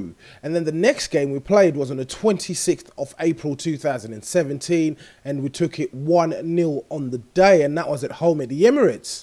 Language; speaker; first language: English; native; English